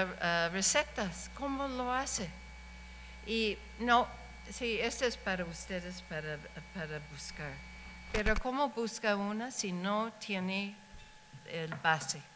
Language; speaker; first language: Spanish; non-native, fluent; English